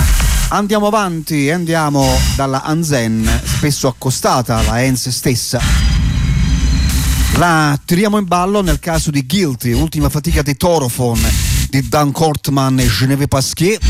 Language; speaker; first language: Italian; native; Italian